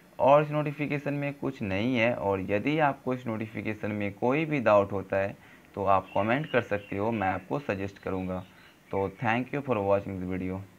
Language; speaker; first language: Hindi; native; Hindi